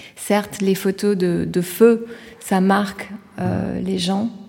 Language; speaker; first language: French; early bilingual, other home language; Persian